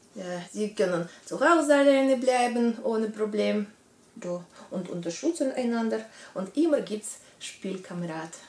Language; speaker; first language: German; non-native, learner; Russian